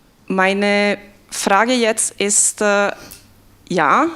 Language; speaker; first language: German; non-native, fluent; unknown